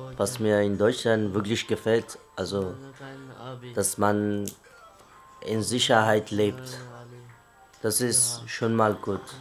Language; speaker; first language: German; non-native, fluent; Persian